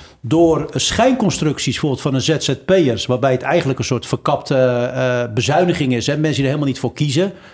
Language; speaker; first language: Dutch; early bilingual, other home language; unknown